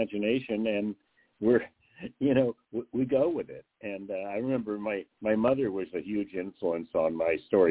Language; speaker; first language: English; native; English